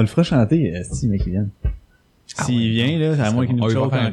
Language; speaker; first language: French; native; French